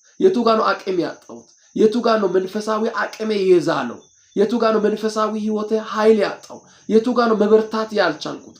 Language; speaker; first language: Amharic; non-native, local second language; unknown